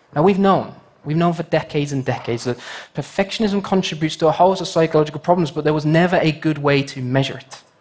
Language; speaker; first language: English; native; English